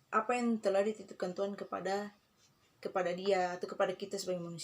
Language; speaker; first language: Indonesian; native; Indonesian